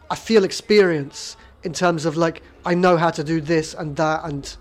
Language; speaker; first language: English; native; English